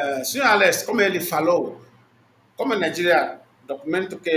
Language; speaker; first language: Portuguese; non-native, learner; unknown